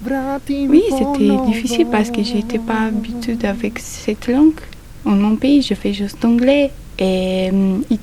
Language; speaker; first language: French; non-native, learner; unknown